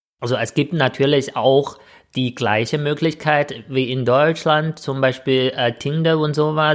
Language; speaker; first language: German; non-native, fluent; Chinese